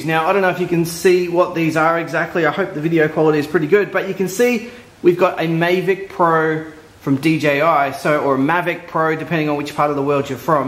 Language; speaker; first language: English; native; English